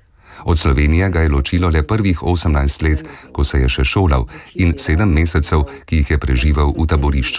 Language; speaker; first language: Slovenian; early bilingual, other home language; Bosnian